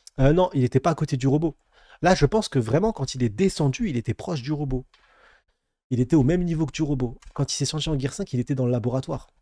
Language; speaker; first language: French; native; French